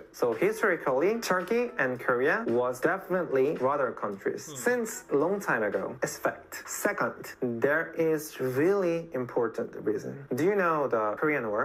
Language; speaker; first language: English; non-native, fluent; Korean